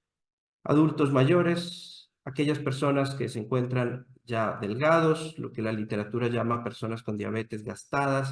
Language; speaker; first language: Spanish; native; Spanish